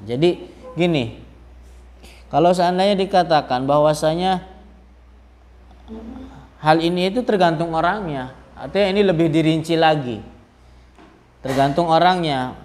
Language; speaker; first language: Indonesian; native; Indonesian